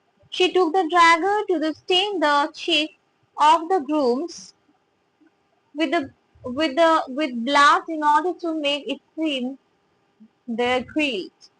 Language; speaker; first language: English; non-native, local second language; Bangla